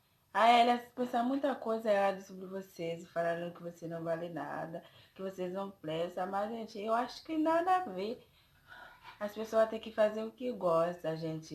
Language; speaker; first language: Portuguese; non-native, fluent; Haitian Creole